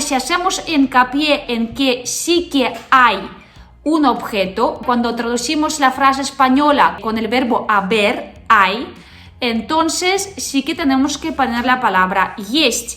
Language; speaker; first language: Spanish; non-native, fluent; Russian